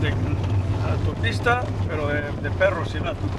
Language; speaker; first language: Spanish; native; Spanish